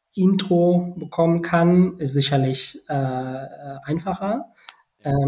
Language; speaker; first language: German; non-native, fluent; Spanish